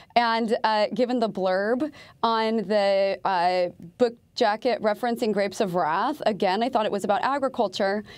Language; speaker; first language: English; native; English